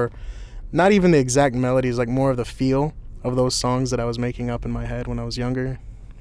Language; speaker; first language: English; native; English